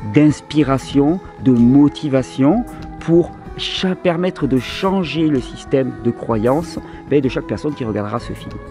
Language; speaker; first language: French; native; French